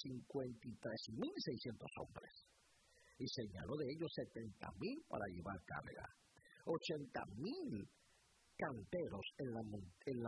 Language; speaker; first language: Spanish; early bilingual, heritage; Spanish